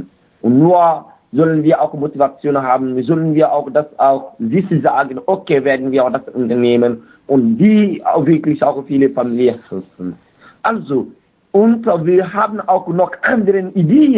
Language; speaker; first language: German; non-native, fluent; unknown